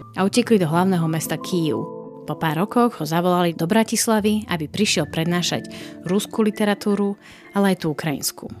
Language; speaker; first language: Slovak; native; Slovak